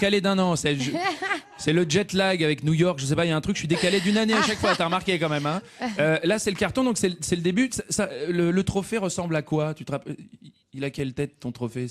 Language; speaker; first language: French; native; French